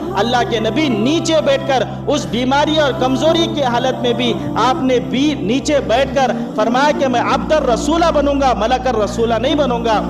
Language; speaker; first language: Urdu; native; Urdu